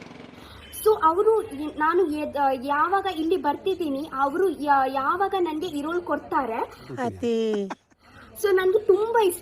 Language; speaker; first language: Kannada; non-native, local second language; Tulu